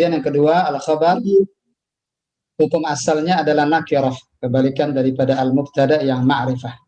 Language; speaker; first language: Indonesian; native; Indonesian